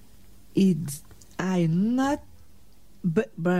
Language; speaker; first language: English; non-native, learner; French